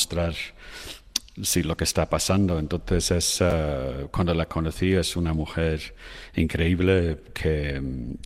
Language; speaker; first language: Spanish; non-native, fluent; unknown